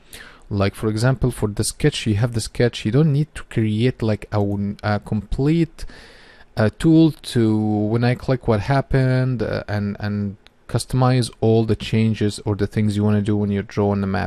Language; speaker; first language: English; non-native, fluent; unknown